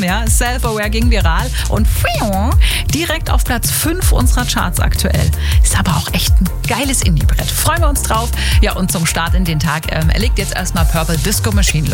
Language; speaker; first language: German; native; German